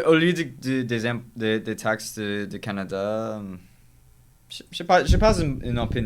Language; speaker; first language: French; non-native, local second language; English